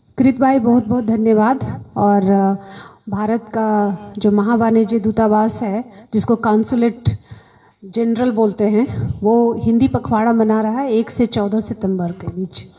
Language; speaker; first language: Hindi; native; Hindi